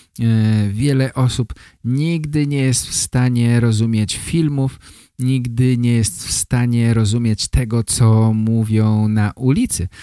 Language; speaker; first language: Polish; native; Polish